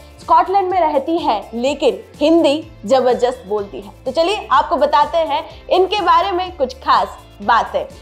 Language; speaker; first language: Hindi; native; Hindi